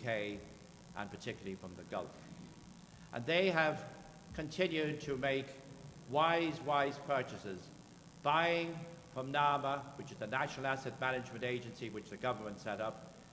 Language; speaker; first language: English; native; English